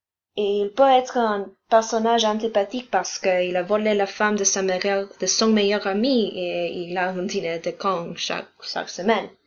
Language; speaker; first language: French; non-native, learner; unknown